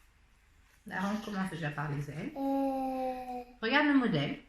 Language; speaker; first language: French; native; French